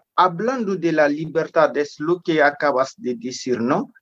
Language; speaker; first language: Spanish; non-native, fluent; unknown